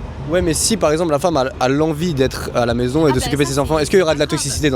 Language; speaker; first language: French; native; French